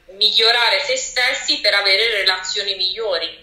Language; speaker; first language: Italian; native; Italian